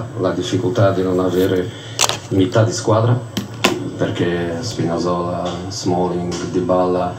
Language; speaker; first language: Italian; non-native, fluent; Portuguese